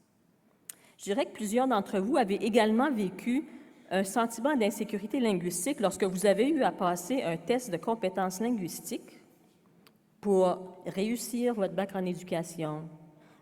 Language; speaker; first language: French; native; French